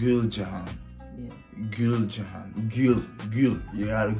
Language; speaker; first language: Turkish; non-native, learner; English